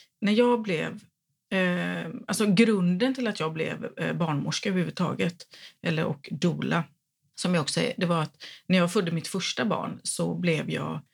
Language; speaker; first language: Swedish; native; Swedish